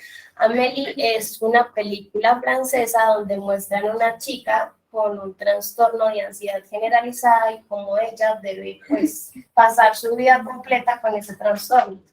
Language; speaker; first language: Spanish; native; Spanish